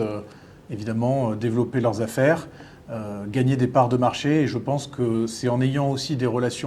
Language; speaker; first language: French; native; French